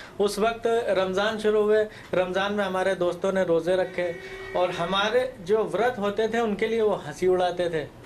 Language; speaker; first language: Urdu; native; Urdu